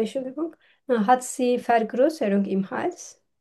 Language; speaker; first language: German; non-native, learner; Turkish